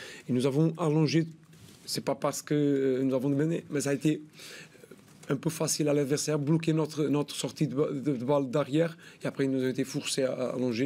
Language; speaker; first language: French; non-native, learner; Portuguese